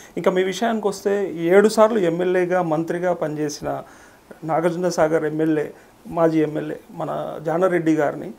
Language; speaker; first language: Telugu; native; Telugu